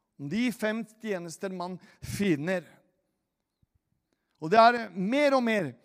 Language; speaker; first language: Norwegian; non-native, fluent; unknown